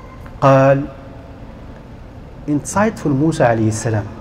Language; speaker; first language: German; non-native, learner; Arabic